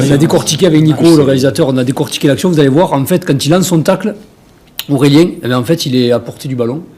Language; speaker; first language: French; native; French